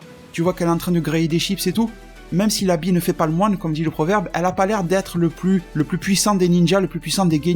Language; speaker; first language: French; native; French